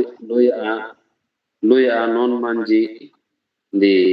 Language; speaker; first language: Italian; non-native, learner; Bangla